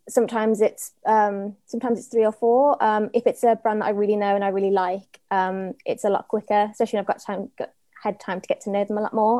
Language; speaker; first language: English; native; English